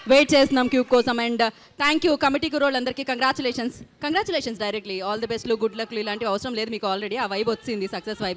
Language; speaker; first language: Telugu; native; Telugu